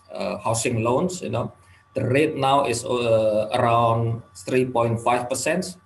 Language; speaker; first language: English; non-native, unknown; Indonesian